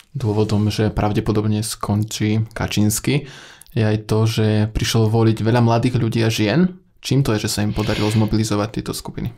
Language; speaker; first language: Slovak; native; Slovak